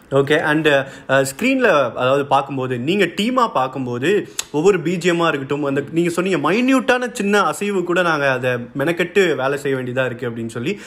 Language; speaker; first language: Tamil; native; Tamil